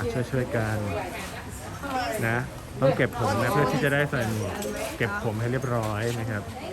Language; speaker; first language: Thai; native; Thai